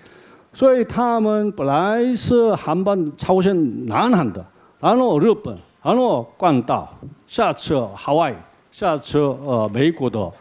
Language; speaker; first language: Chinese; non-native, learner; Korean